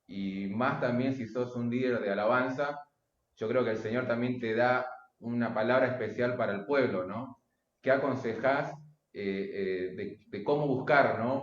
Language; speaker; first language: Spanish; native; Spanish